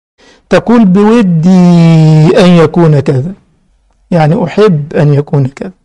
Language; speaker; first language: Arabic; native; Arabic